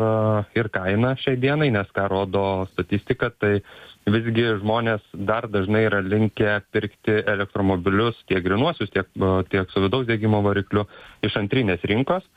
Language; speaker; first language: Lithuanian; native; Lithuanian